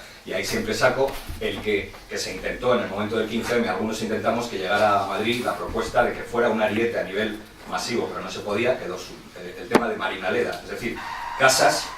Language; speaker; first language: Spanish; native; Spanish